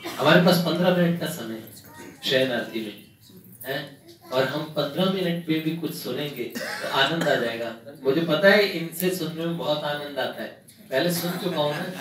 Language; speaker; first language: Hindi; native; Hindi